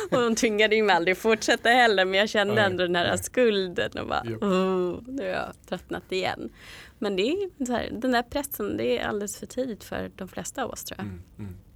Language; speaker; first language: Swedish; native; Swedish